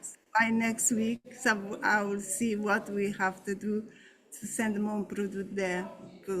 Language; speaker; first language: English; non-native, learner; Portuguese